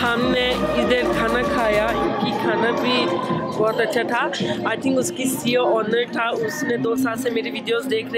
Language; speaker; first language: Hindi; non-native, fluent; Turkish